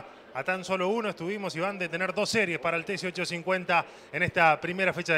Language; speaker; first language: Spanish; native; Spanish